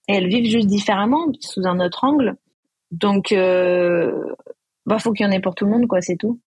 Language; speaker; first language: French; native; French